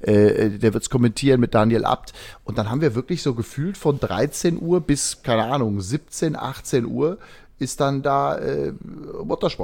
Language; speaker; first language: German; native; German